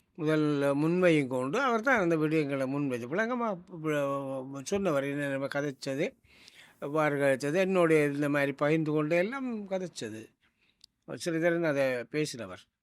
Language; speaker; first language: Tamil; native; Tamil